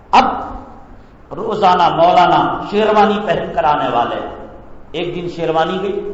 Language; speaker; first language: Urdu; native; Urdu